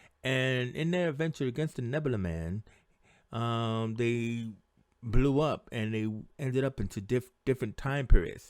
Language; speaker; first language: English; native; English